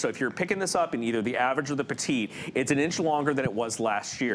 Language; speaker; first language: English; native; English